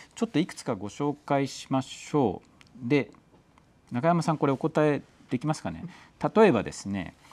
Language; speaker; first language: Japanese; native; Japanese